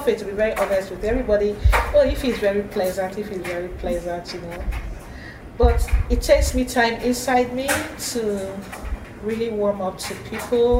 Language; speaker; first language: English; non-native, local second language; Igbo